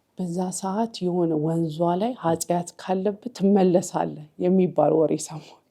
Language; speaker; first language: Amharic; native; Amharic